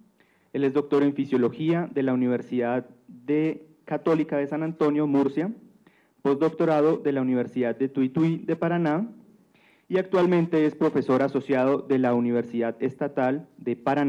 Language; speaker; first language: Spanish; native; Spanish